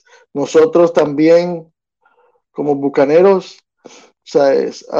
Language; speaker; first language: Spanish; early bilingual, heritage; Spanish